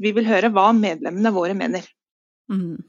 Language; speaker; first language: Norwegian; native; Norwegian